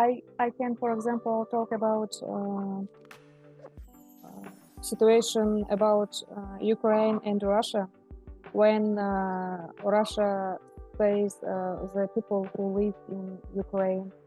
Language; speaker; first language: English; non-native, learner; Russian